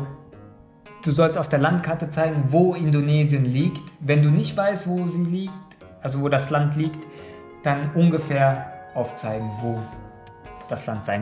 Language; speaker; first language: German; non-native, fluent; Indonesian